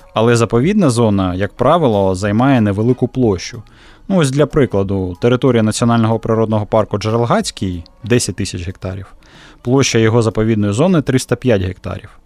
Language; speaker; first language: Ukrainian; native; Ukrainian